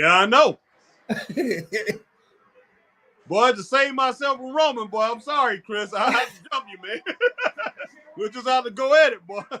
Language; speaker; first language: English; native; English